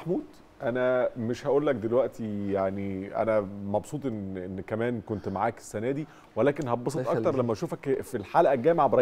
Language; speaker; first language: Arabic; native; Arabic